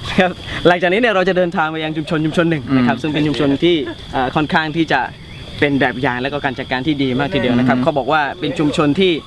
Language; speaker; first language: Thai; native; Thai